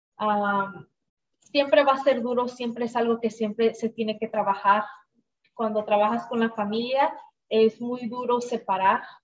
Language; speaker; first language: Spanish; early bilingual, heritage; Spanish